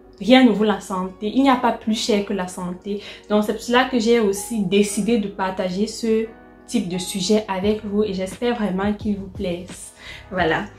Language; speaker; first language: French; native; French